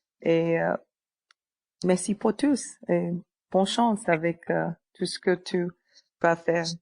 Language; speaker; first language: French; non-native, learner; English